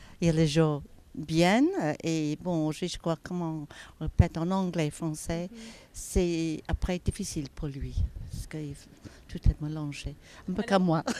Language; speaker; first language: French; non-native, fluent; English